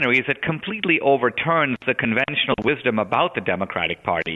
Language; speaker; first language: English; non-native, local second language; Hindi